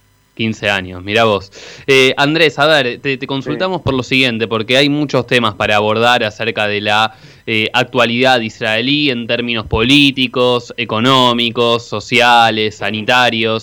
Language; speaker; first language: Spanish; native; Spanish